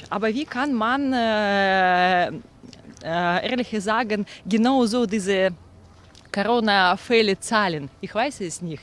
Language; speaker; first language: German; non-native, learner; Russian